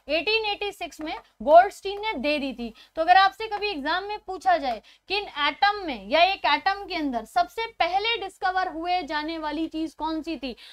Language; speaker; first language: Hindi; native; Hindi